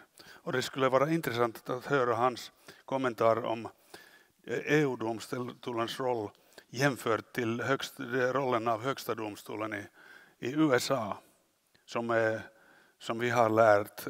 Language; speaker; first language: Swedish; non-native, local second language; Finnish